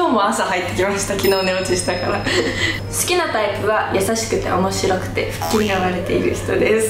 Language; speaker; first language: Japanese; native; Japanese